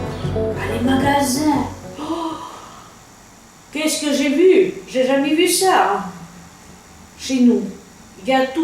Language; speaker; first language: French; early bilingual, heritage; Russian